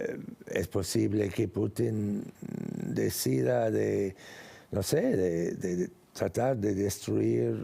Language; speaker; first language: Spanish; non-native, fluent; English